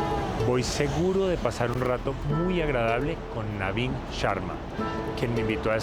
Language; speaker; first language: Spanish; native; Spanish